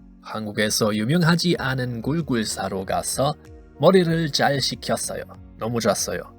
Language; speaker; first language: Korean; non-native, fluent; German